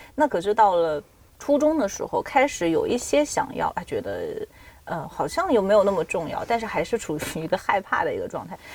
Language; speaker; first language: Chinese; native; Chinese